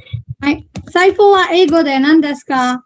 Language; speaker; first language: Japanese; non-native, fluent; Filipino